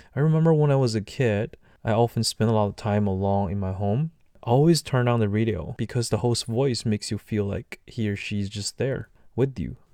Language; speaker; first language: English; non-native, fluent; Chinese